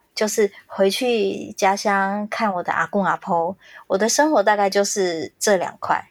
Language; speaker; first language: Chinese; native; Chinese